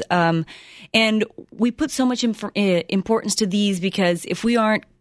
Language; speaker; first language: English; early bilingual, other home language; Spanish